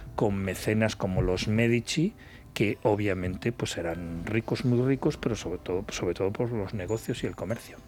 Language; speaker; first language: Spanish; native; Spanish